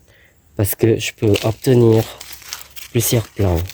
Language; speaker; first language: French; non-native, learner; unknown